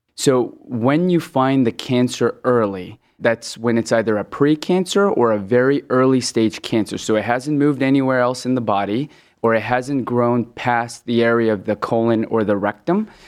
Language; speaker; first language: English; early bilingual, other home language; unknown